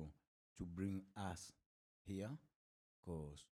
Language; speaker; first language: English; non-native, fluent; Spanish